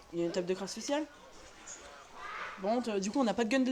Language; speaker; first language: French; native; French